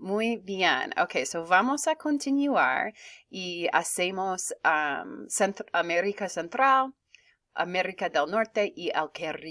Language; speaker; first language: Spanish; non-native, fluent; English